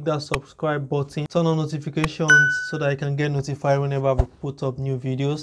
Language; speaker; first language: English; non-native, local second language; Yoruba